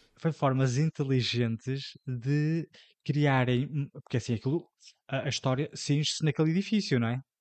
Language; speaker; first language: Portuguese; native; Portuguese